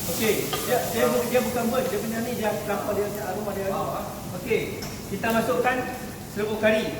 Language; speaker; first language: Malay; native; Malay